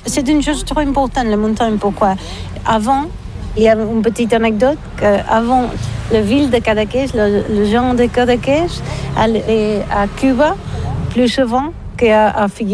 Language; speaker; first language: French; non-native, learner; Catalan